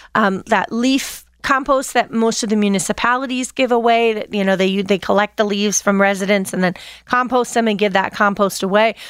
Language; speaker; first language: English; native; English